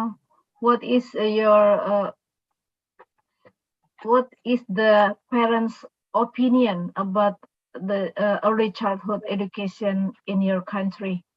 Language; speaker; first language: English; non-native, local second language; Indonesian